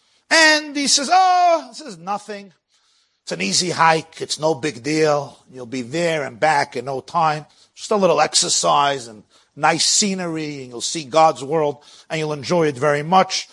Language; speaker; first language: English; native; English